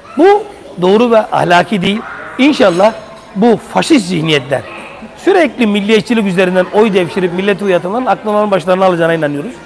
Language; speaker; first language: Turkish; native; Turkish